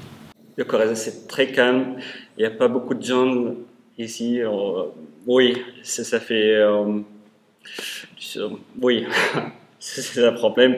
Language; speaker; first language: French; non-native, learner; Arabic